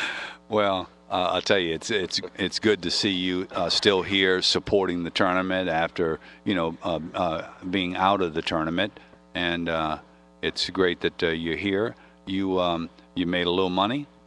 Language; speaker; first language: English; native; English